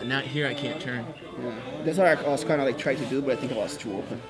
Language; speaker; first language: English; non-native, fluent; Portuguese